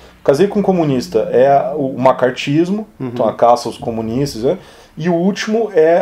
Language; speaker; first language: Portuguese; native; Portuguese